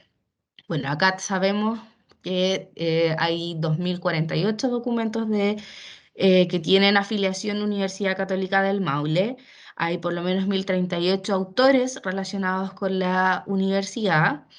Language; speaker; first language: Spanish; native; Spanish